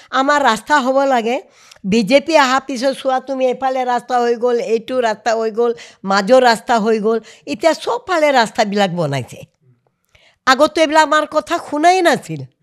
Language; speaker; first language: Assamese; non-native, local second language; Hindi